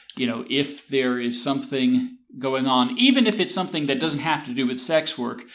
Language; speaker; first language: English; native; English